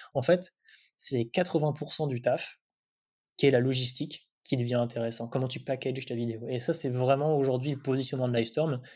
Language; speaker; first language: French; native; French